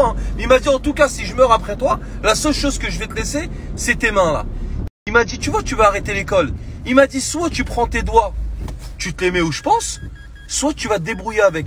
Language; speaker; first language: French; native; French